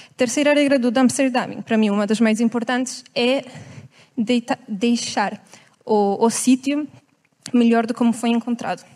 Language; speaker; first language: Portuguese; non-native, fluent; Italian